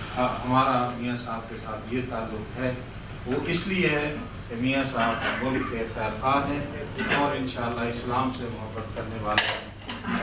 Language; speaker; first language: Urdu; non-native, local second language; Saraiki